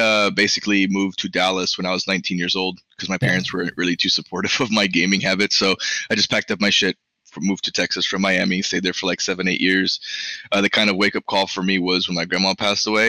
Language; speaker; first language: English; early bilingual, other home language; Spanish